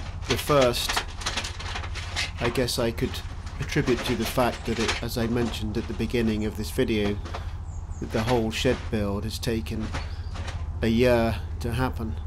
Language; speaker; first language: English; native; English